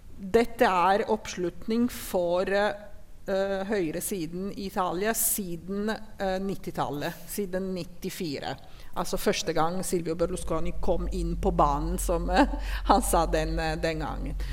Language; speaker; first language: Norwegian; non-native, fluent; Italian